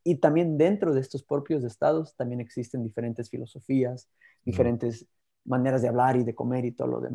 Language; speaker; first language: Spanish; early bilingual, heritage; Spanish